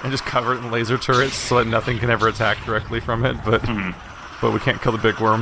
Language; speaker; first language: English; native; English